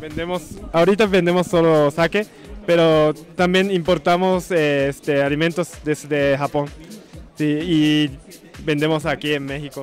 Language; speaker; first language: Spanish; non-native, learner; Japanese